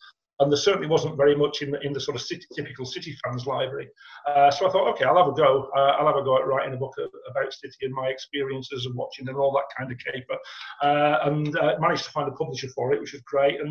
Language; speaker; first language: English; native; English